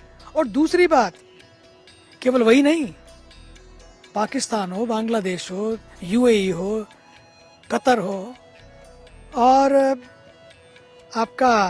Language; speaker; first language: Hindi; native; Hindi